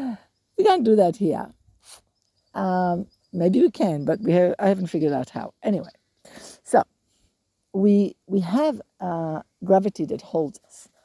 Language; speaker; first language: English; native; English